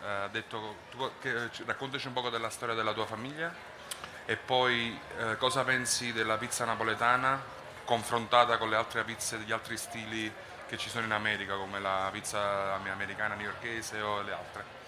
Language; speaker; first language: Italian; native; Italian